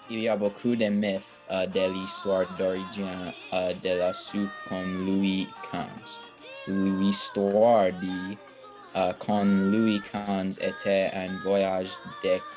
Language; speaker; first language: French; non-native, learner; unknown